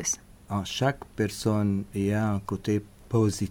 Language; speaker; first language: French; non-native, local second language; Arabic